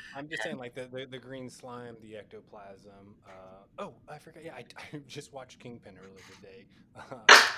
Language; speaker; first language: English; native; English